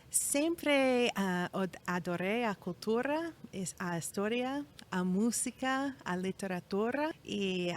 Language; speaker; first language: Portuguese; non-native, fluent; English